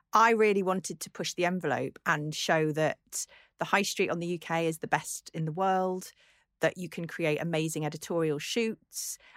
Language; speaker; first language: English; native; English